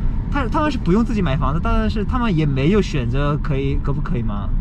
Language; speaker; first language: Chinese; early bilingual, other home language; Korean